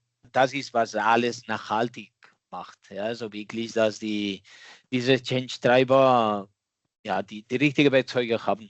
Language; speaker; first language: German; non-native, fluent; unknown